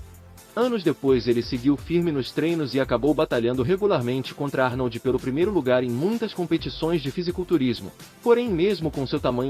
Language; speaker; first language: Portuguese; native; Portuguese